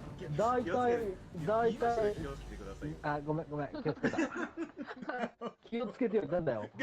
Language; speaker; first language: Japanese; native; Japanese